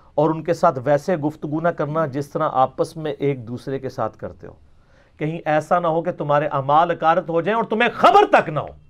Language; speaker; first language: Urdu; non-native, local second language; Punjabi